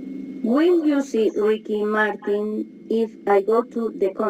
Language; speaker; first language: English; non-native, learner; Spanish